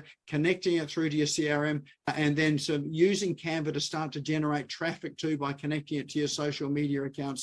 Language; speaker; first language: English; native; English